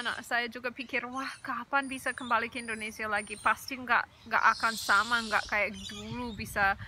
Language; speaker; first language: Indonesian; non-native, fluent; English